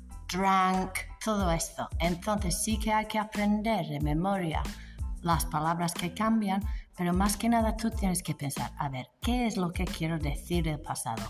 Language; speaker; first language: Spanish; non-native, fluent; English